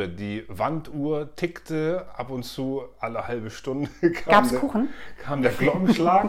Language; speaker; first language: German; native; German